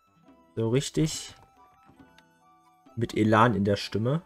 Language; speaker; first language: German; native; German